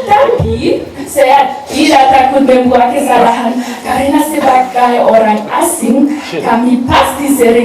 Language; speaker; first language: Indonesian; non-native, learner; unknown